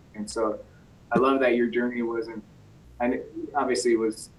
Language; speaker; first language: English; native; English